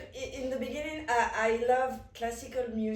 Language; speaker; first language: English; non-native, fluent; French